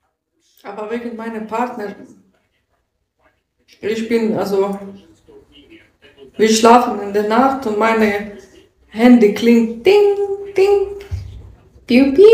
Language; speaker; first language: German; non-native, learner; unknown